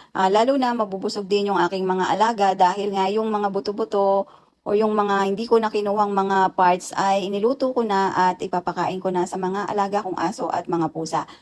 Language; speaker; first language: Filipino; non-native, local second language; Pampanga